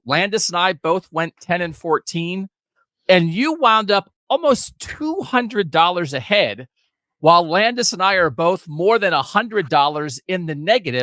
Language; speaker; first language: English; native; English